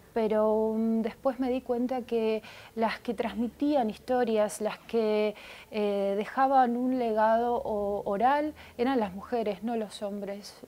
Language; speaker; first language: Spanish; early bilingual, other home language; Russian